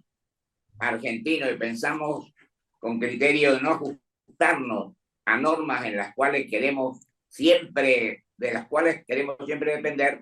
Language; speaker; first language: Spanish; native; Spanish